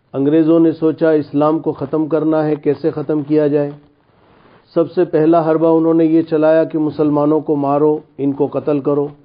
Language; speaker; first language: Urdu; non-native, local second language; Gujarati